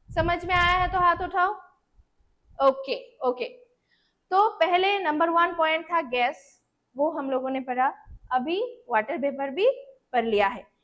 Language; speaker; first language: Hindi; non-native, local second language; Bangla